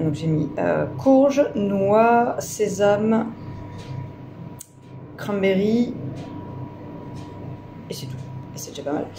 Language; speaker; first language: French; native; French